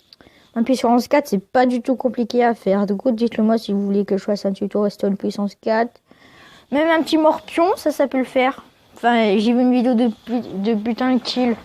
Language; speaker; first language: French; native; French